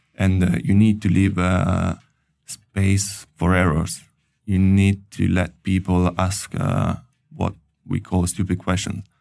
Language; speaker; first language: English; non-native, fluent; Italian